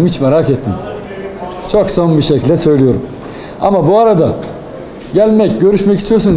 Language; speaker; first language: Turkish; native; Turkish